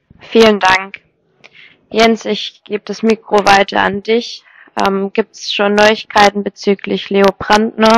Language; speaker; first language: German; native; German